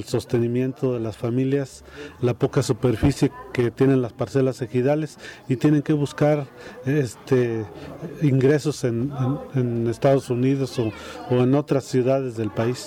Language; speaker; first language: Spanish; native; Spanish